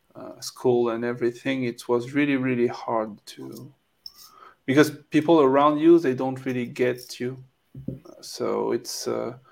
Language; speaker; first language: English; non-native, fluent; French